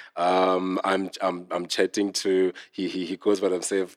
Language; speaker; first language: English; non-native, local second language; Southern Sotho